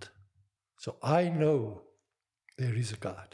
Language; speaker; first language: English; non-native, local second language; Afrikaans